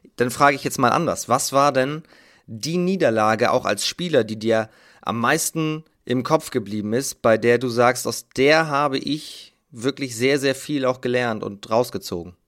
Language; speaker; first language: German; native; German